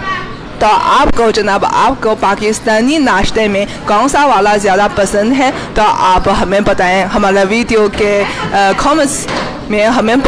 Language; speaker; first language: Hindi; non-native, fluent; Chinese